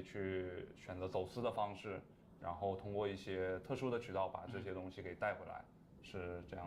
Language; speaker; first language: Chinese; native; Chinese